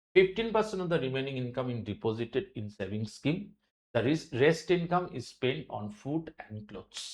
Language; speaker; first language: English; non-native, local second language; Bangla